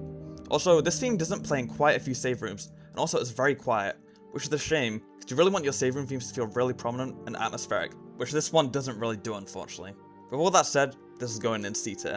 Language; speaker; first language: English; native; English